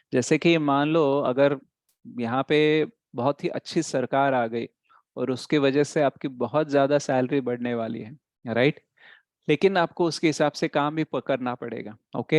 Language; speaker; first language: Hindi; native; Hindi